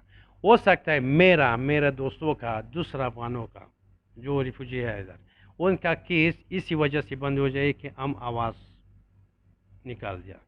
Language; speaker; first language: Hindi; non-native, learner; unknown